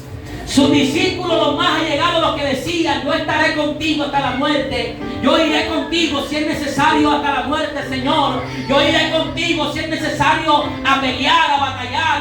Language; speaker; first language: Spanish; native; Spanish